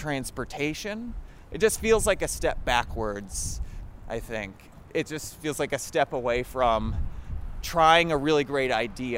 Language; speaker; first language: English; native; English